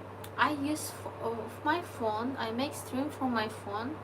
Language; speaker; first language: English; non-native, learner; Ukrainian